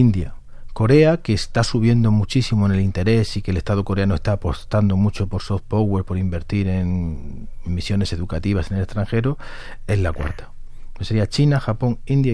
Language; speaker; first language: Spanish; native; Spanish